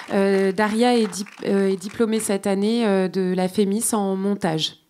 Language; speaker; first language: French; native; French